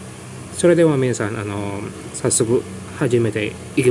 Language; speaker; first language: Japanese; non-native, fluent; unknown